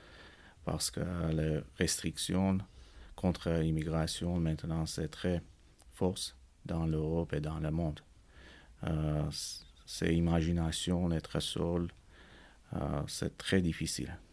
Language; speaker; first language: French; non-native, learner; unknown